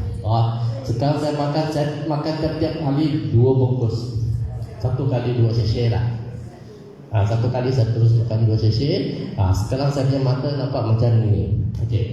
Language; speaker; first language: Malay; non-native, local second language; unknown